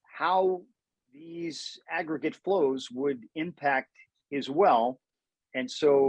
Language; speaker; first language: English; native; English